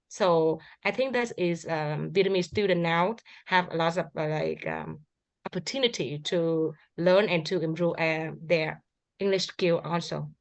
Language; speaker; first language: English; non-native, learner; Vietnamese